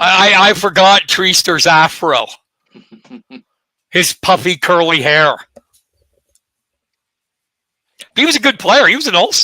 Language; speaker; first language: English; native; English